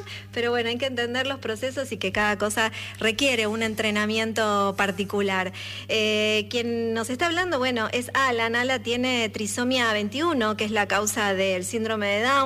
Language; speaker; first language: Spanish; native; Spanish